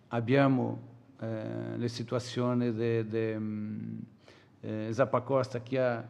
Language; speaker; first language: Italian; non-native, fluent; Portuguese